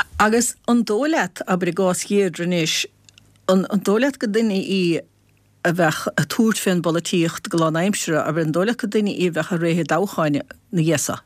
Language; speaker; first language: Irish; native; Irish